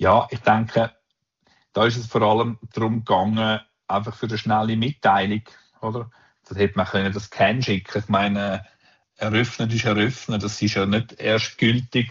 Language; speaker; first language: German; native; German